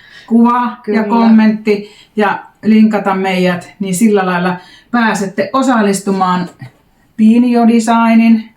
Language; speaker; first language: Finnish; native; Finnish